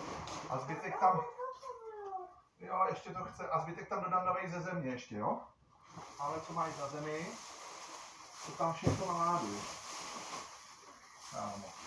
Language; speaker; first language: Czech; native; Czech